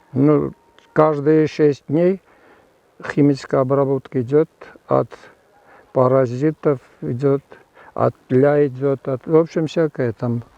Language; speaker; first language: Russian; non-native, local second language; Armenian